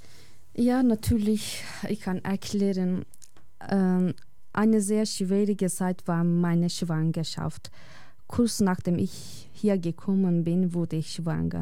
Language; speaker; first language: German; non-native, fluent; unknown